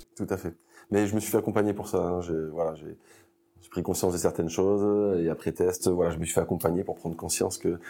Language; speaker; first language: French; native; French